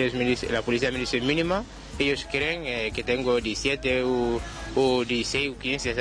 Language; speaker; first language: Spanish; non-native, learner; Wolof